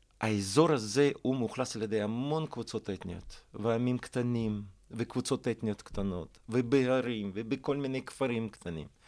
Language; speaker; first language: Hebrew; non-native, fluent; Russian